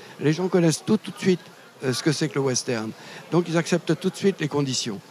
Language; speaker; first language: French; native; French